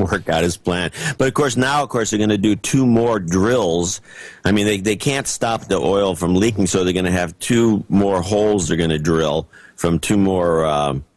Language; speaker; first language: English; native; English